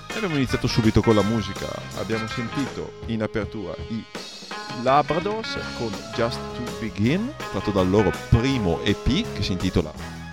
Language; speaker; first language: Italian; native; Italian